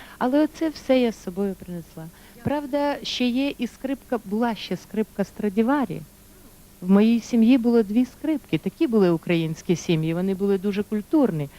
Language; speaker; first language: Ukrainian; native; Ukrainian